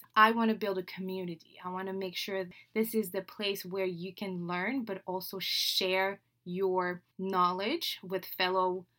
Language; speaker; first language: English; non-native, fluent; French